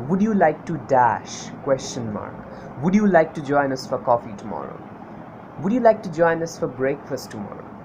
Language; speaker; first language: English; non-native, local second language; Bangla